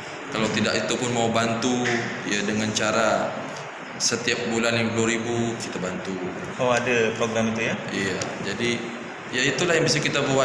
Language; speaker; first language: Indonesian; native; Indonesian